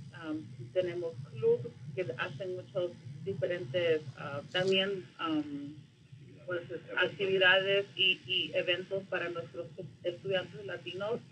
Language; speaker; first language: Spanish; early bilingual, other home language; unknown